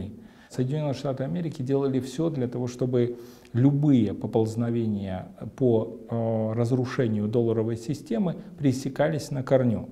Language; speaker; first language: Russian; native; Russian